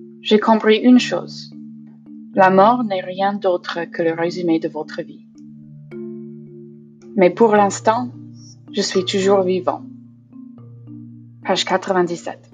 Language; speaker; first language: French; non-native, fluent; English